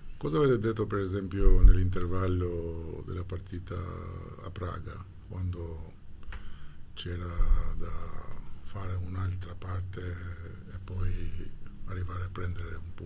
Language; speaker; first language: Italian; non-native, fluent; Albanian